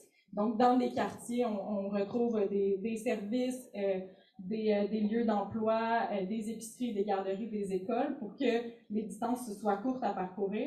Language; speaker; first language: French; native; French